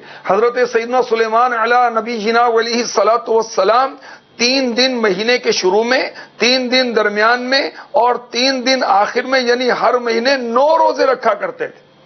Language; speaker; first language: Urdu; native; Urdu